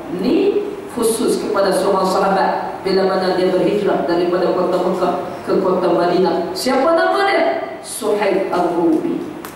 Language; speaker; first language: Malay; native; Malay